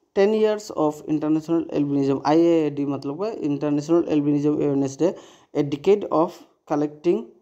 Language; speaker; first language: Hindi; non-native, local second language; Bangla